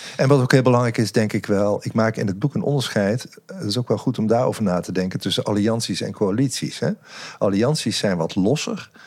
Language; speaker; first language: Dutch; native; Dutch